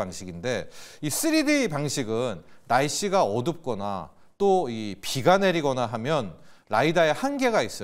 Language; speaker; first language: Korean; native; Korean